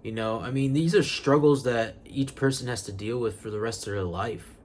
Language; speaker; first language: English; native; English